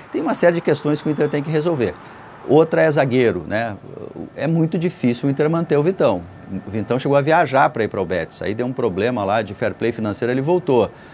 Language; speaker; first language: Portuguese; native; Portuguese